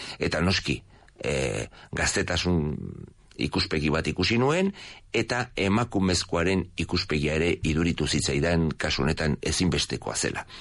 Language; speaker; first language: Basque; native; Basque